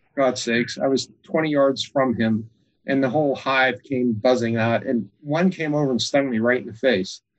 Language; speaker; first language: English; native; English